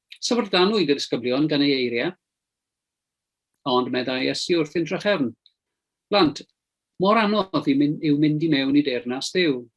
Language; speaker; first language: Welsh; native; Welsh